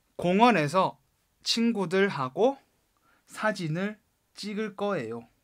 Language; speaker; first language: Korean; non-native, fluent; Chinese